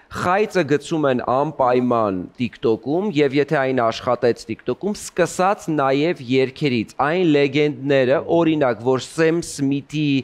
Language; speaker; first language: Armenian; native; Armenian